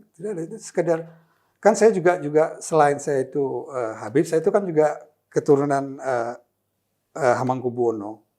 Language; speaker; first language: Indonesian; native; Indonesian